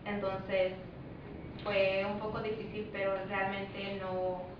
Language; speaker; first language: Spanish; early bilingual, other home language; English